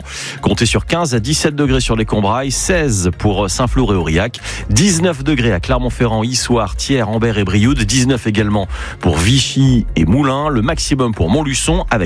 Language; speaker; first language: French; native; French